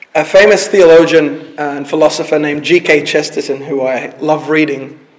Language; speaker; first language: English; early bilingual, other home language; Arabic